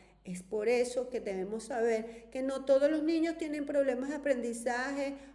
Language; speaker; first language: Spanish; native; Spanish